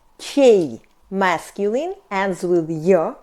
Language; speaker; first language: English; non-native, fluent; Russian